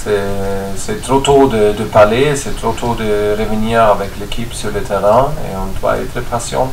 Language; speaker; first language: French; non-native, fluent; German